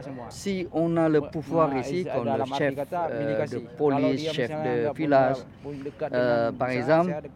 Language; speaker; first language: French; non-native, learner; Indonesian